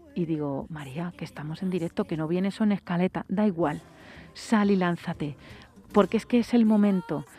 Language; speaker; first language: Spanish; native; Spanish